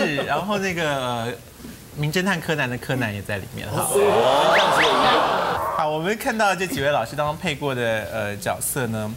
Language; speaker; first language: Chinese; native; Chinese